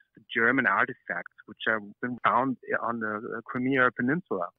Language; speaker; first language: English; non-native, fluent; German